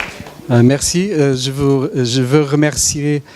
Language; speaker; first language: French; non-native, fluent; Portuguese